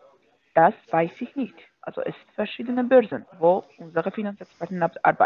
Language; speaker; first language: German; non-native, fluent; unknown